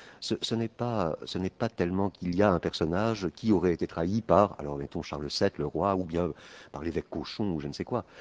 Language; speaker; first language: French; native; French